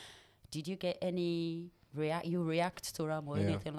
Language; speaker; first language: English; non-native, local second language; Krio